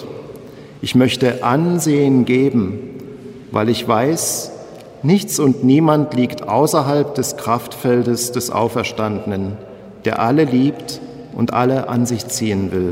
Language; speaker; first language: German; native; German